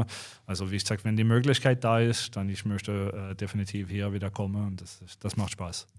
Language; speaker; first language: German; non-native, fluent; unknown